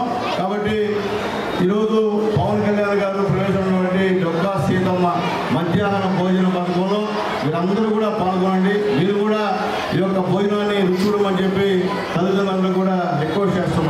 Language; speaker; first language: Telugu; native; Telugu